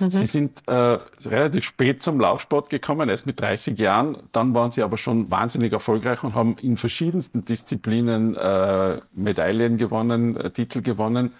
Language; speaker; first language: German; native; German